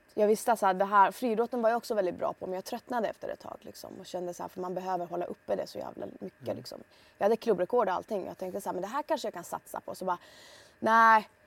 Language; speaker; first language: Swedish; early bilingual, other home language; Persian